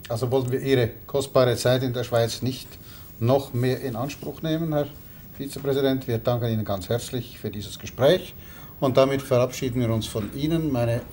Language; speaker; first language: German; native; German